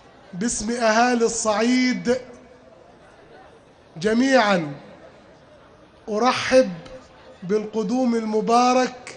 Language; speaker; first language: Arabic; native; Arabic